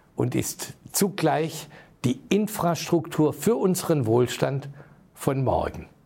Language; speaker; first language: German; native; German